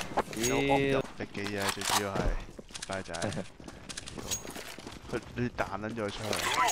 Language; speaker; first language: Cantonese; native; Cantonese